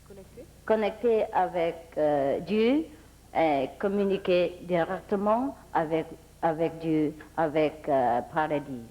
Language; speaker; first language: French; non-native, fluent; Vietnamese